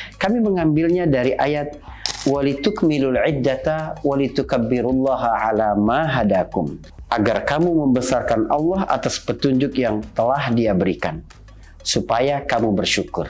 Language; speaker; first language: Indonesian; native; Indonesian